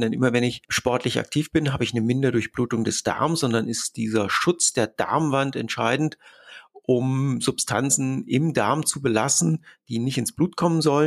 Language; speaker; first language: German; native; German